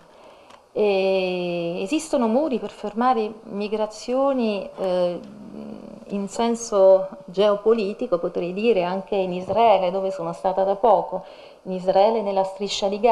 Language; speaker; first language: Italian; native; Italian